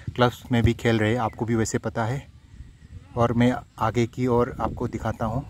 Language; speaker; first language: Hindi; non-native, local second language; Manipuri